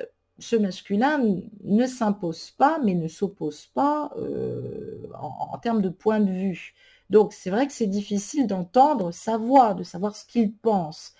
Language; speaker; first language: French; native; French